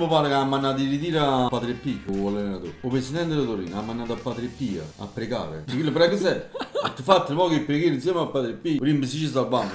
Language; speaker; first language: Italian; native; Italian